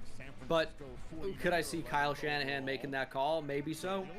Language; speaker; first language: English; native; English